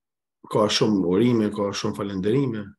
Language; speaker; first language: Albanian; native; Albanian